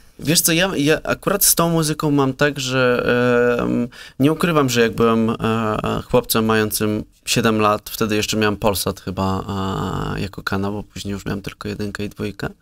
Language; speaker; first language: Polish; native; Polish